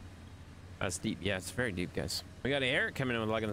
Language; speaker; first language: English; native; English